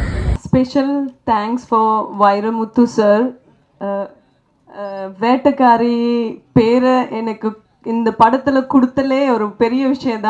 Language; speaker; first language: Tamil; non-native, local second language; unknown